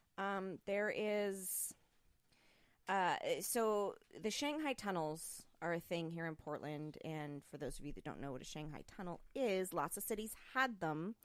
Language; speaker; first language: English; native; English